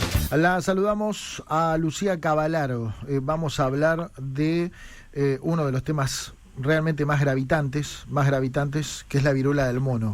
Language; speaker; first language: Spanish; native; Spanish